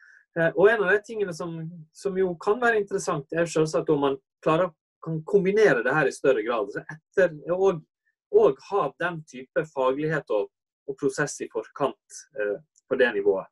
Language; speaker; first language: Norwegian; native; Norwegian